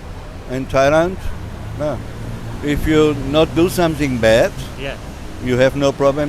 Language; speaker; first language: English; non-native, learner; German